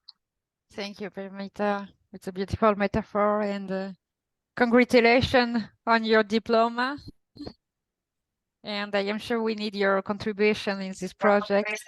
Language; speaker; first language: English; non-native, fluent; Italian